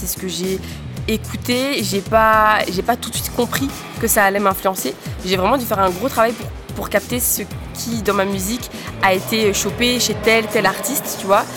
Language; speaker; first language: French; native; French